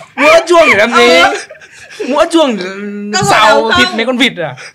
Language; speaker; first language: Vietnamese; native; Vietnamese